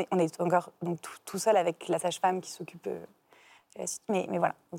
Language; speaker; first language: French; native; French